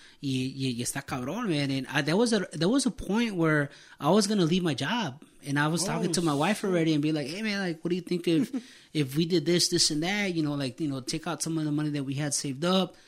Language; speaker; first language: English; early bilingual, other home language; Spanish